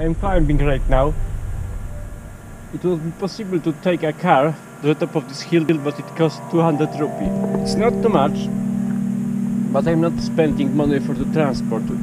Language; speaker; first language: English; non-native, learner; Polish